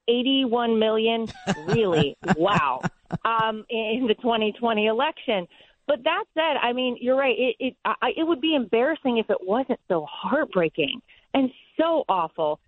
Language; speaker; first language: English; native; English